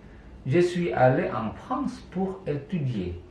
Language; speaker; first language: French; non-native, fluent; Indonesian